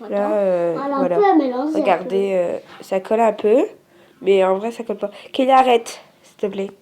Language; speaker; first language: French; native; French